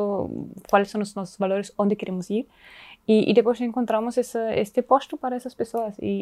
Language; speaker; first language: Portuguese; non-native, fluent; German